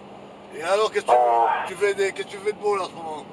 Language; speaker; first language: French; native; French